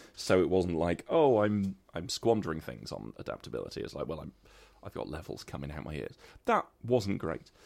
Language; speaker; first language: English; native; English